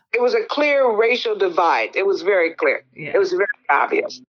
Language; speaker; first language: English; native; English